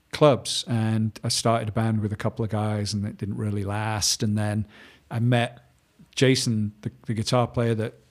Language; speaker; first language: English; native; English